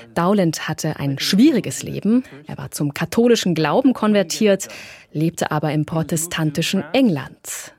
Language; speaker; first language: German; native; German